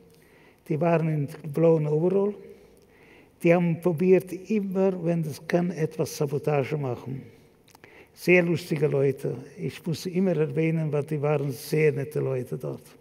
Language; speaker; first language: German; non-native, fluent; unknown